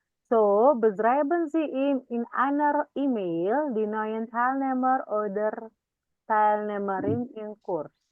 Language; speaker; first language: German; non-native, learner; Indonesian